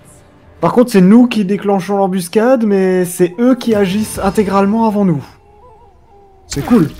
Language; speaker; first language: French; native; French